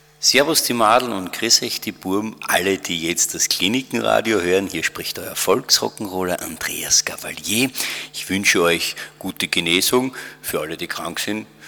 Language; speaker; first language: German; native; German